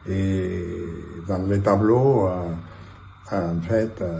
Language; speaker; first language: French; non-native, fluent; Catalan